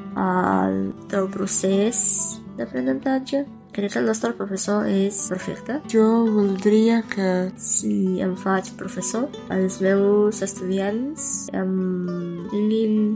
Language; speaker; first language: Catalan; non-native, learner; Romanian